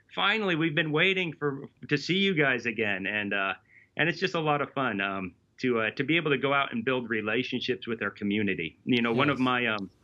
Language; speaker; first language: English; native; English